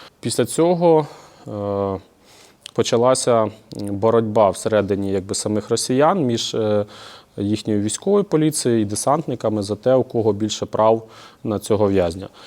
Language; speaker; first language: Ukrainian; native; Ukrainian